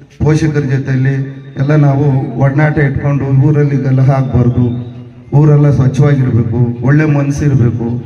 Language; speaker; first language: Kannada; non-native, local second language; Telugu